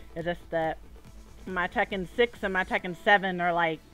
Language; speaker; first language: English; native; English